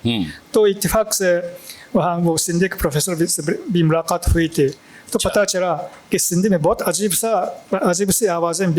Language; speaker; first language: Hindi; non-native, fluent; Japanese